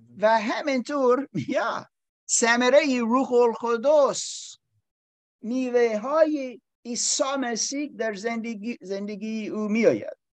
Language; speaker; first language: Persian; non-native, learner; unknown